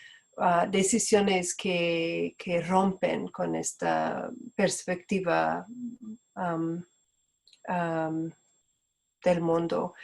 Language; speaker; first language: Spanish; non-native, fluent; Portuguese